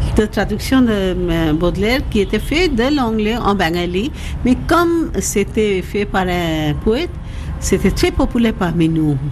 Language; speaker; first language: French; non-native, fluent; Bangla